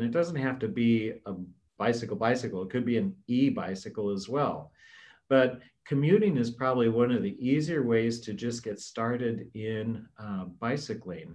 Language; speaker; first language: English; native; English